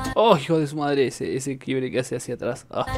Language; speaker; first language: Spanish; native; Spanish